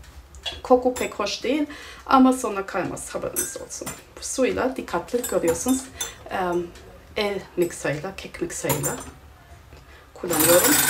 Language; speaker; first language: Turkish; non-native, fluent; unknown